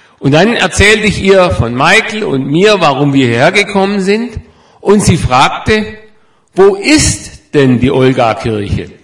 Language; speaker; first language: German; native; German